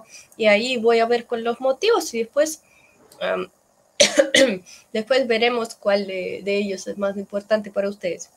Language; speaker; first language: Spanish; non-native, fluent; Russian